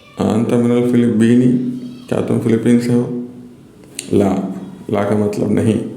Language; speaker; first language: Urdu; native; Urdu